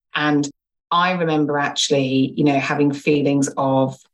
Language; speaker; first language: English; native; English